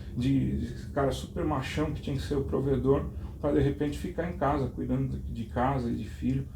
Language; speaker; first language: Portuguese; native; Portuguese